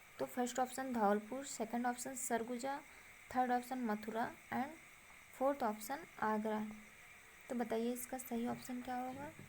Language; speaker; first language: Hindi; native; Hindi